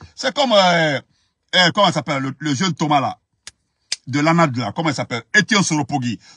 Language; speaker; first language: French; non-native, local second language; Fula